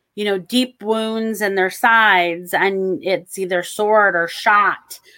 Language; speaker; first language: English; native; English